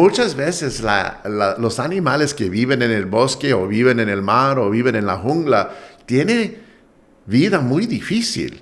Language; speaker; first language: Spanish; non-native, fluent; English